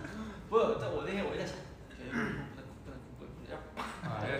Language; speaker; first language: Chinese; native; Chinese